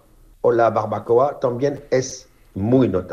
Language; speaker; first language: Spanish; non-native, learner; French